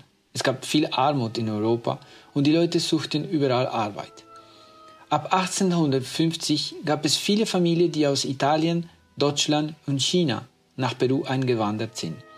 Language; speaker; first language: German; non-native, fluent; Spanish